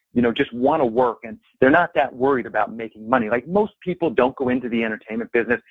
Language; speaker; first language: English; native; English